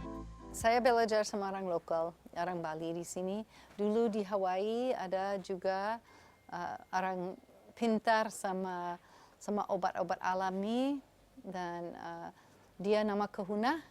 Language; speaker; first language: Indonesian; non-native, fluent; English